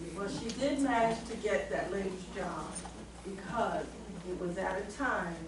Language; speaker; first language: English; native; English